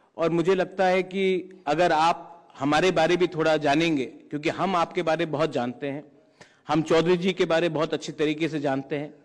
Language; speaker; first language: Hindi; non-native, local second language; Kok Borok